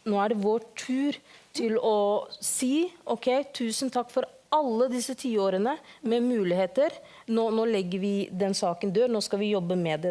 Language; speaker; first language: Norwegian; early bilingual, other home language; Somali